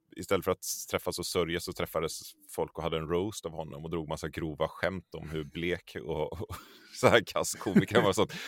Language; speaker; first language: Swedish; native; Swedish